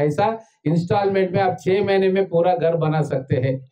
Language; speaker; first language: Hindi; non-native, local second language; Telugu